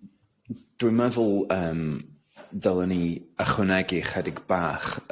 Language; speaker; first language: Welsh; non-native, local second language; English